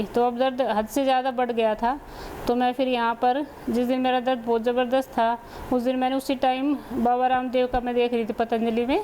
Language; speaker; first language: Hindi; native; Hindi